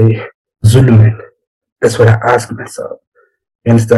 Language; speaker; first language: English; non-native, local second language; Zulu